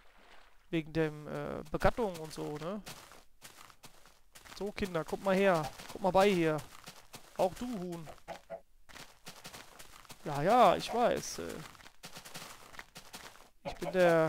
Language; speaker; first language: German; native; German